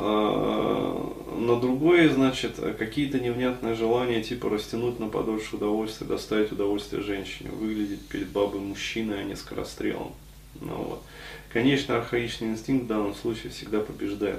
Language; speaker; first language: Russian; native; Russian